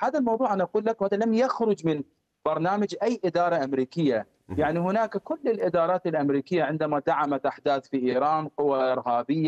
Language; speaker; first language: Arabic; non-native, fluent; Persian